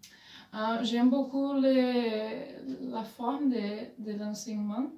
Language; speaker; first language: French; non-native, fluent; Portuguese